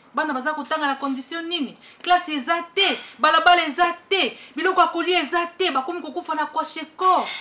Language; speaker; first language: Lingala; native; Lingala